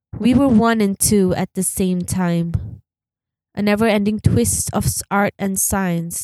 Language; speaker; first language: English; non-native, local second language; Malay